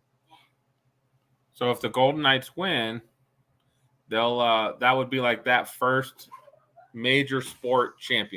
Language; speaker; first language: English; native; English